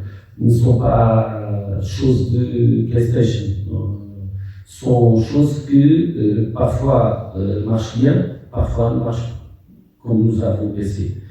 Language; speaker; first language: French; non-native, fluent; Portuguese